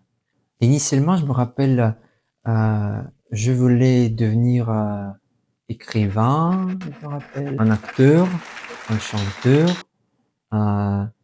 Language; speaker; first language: French; non-native, fluent; Russian